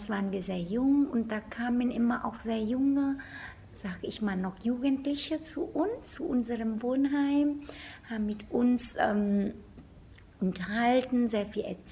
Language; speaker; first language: German; non-native, fluent; Vietnamese